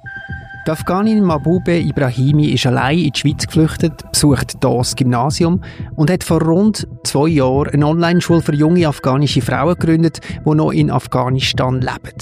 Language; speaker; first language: German; native; German